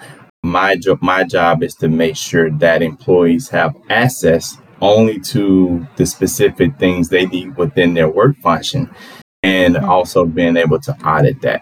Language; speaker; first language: English; native; English